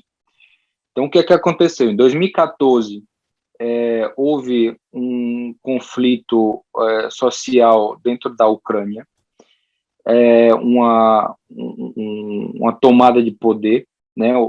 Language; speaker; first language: Portuguese; early bilingual, heritage; Portuguese